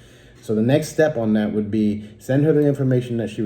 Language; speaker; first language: English; native; English